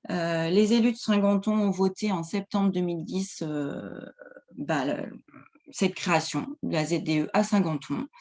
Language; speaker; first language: French; native; French